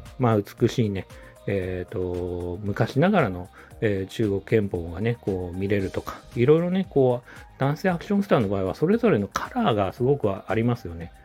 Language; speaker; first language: Japanese; native; Japanese